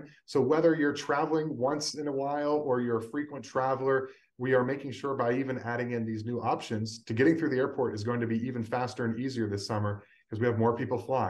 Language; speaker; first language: English; native; English